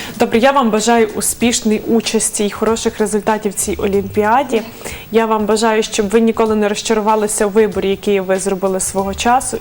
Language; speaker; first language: Ukrainian; native; Ukrainian